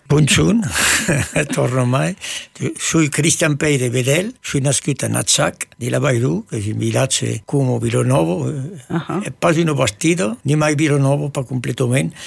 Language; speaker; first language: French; native; French